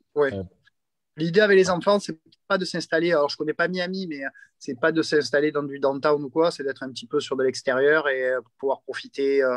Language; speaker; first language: French; native; French